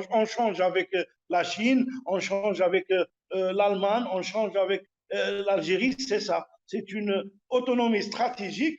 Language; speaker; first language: French; non-native, local second language; Arabic